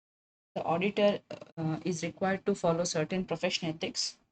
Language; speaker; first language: English; non-native, local second language; Kannada